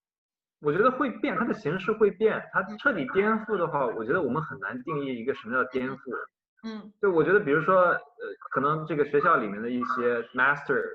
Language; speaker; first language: Chinese; native; Chinese